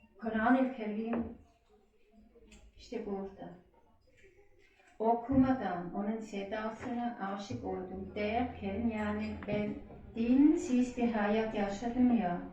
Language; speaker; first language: Turkish; non-native, learner; German